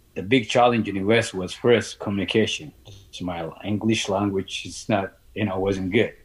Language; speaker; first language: English; non-native, learner; Amharic